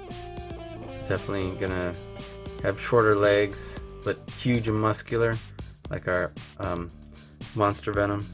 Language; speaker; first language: English; native; English